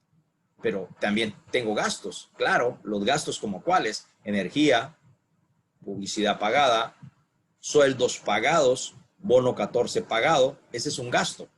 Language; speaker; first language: Spanish; native; Spanish